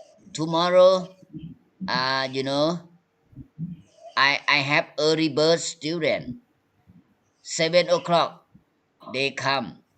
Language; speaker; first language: English; non-native, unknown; Thai